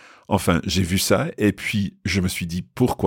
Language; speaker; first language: French; non-native, fluent; English